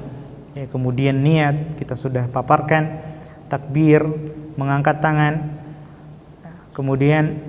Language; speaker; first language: Indonesian; native; Indonesian